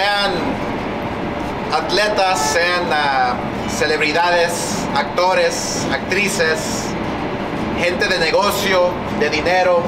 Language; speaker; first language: Spanish; early bilingual, heritage; Spanish